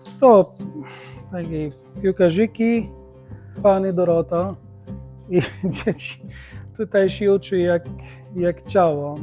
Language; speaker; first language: Polish; non-native, learner; Arabic